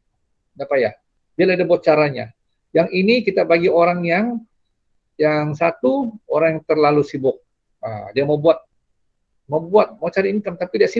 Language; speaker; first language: Indonesian; non-native, local second language; Malay